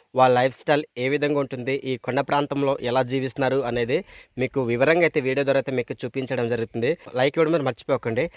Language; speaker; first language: Telugu; non-native, local second language; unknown